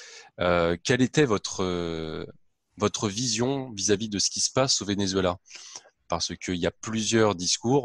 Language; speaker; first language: French; native; French